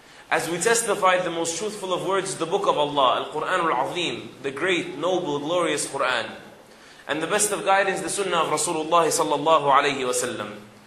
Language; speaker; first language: English; early bilingual, other home language; Arabic